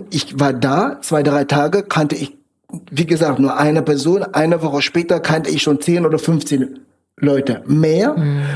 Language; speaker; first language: German; non-native, fluent; French